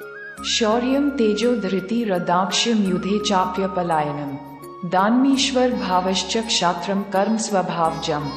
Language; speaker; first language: Hindi; native; Hindi